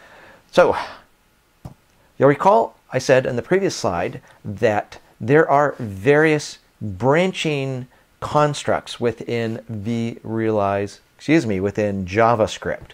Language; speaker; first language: English; native; English